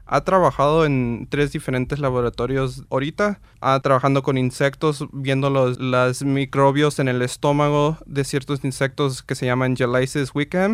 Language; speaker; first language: Spanish; early bilingual, heritage; Spanish